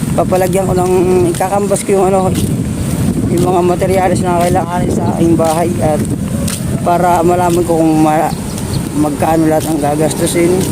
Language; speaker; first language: Filipino; non-native, local second language; Waray